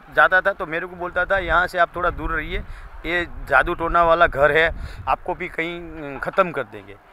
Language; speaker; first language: Hindi; non-native, local second language; Gujarati